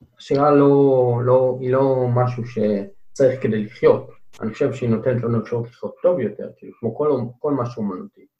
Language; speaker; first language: Hebrew; native; Hebrew